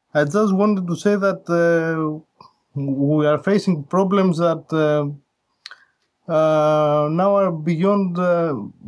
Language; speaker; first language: English; non-native, fluent; Greek